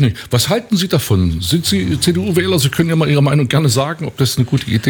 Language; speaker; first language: German; native; German